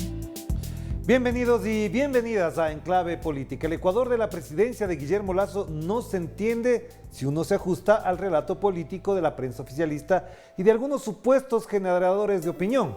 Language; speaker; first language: Spanish; native; Spanish